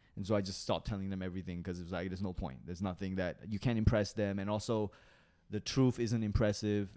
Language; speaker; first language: English; native; English